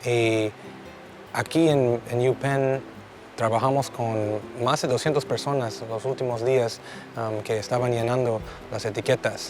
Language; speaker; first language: Spanish; early bilingual, heritage; Spanish